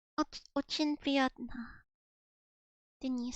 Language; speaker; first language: Russian; non-native, learner; English